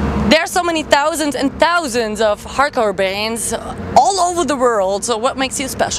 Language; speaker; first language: English; non-native, fluent; German